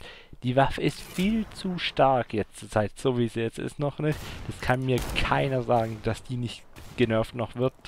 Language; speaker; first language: German; native; German